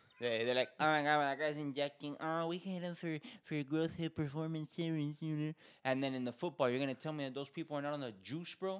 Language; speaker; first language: English; early bilingual, other home language; Spanish